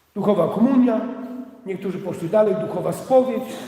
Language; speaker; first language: Polish; native; Polish